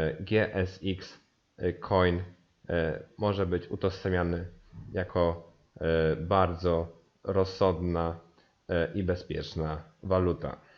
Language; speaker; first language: Polish; native; Polish